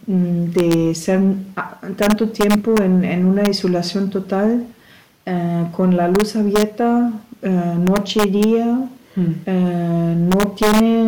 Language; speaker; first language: Spanish; non-native, learner; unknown